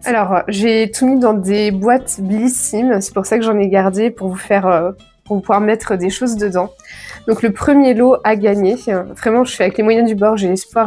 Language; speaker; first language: French; native; French